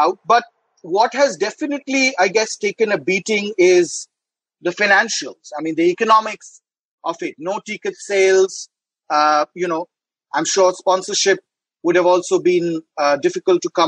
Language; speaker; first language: English; non-native, local second language; Bangla